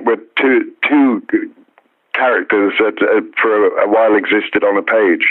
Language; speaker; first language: English; native; English